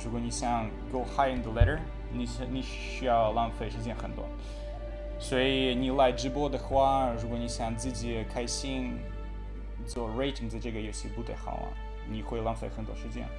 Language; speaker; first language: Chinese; non-native, learner; Russian